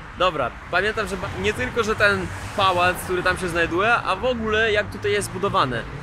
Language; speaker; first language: Polish; non-native, fluent; Russian